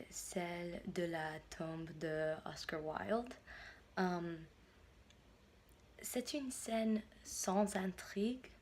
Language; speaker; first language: French; non-native, fluent; English